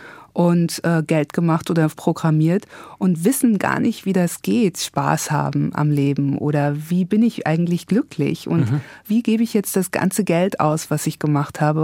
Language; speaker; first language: German; native; German